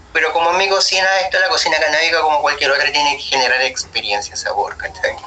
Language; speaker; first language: Spanish; native; Spanish